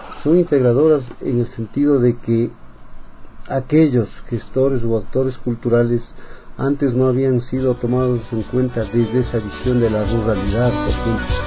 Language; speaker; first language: Spanish; native; Spanish